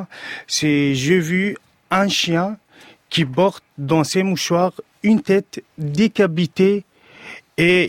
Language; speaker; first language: French; non-native, fluent; Arabic